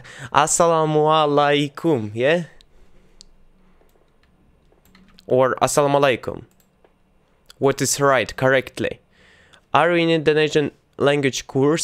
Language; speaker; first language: English; non-native, learner; Russian